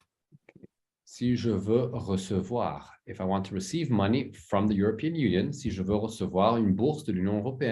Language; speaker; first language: French; native; French